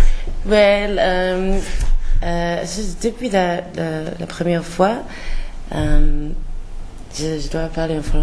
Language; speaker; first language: French; non-native, learner; English